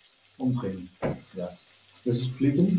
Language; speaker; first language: German; non-native, learner; Spanish